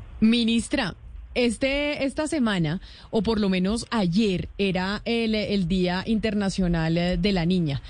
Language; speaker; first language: Spanish; native; Spanish